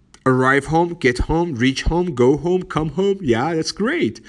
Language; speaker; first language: English; non-native, fluent; Persian